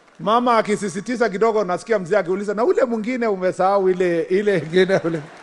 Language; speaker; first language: Swahili; non-native, local second language; Kalenjin